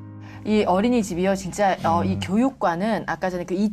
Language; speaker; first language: Korean; native; Korean